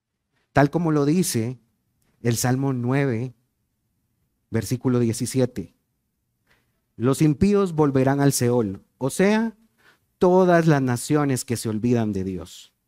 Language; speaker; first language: Spanish; native; Spanish